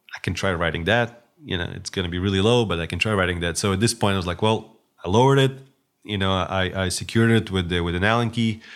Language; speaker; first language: English; non-native, fluent; Russian